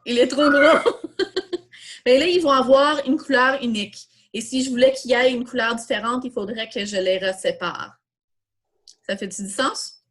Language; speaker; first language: French; native; French